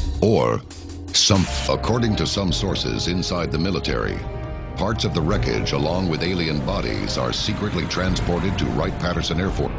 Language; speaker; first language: English; native; English